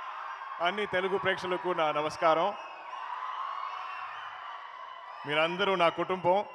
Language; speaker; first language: Telugu; non-native, learner; Malayalam